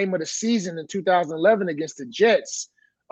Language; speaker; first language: English; native; English